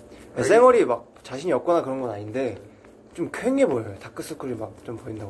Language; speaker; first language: Korean; native; Korean